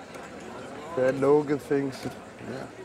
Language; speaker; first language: Danish; non-native, local second language; Kalaallisut